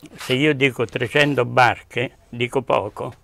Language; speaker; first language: Italian; native; Italian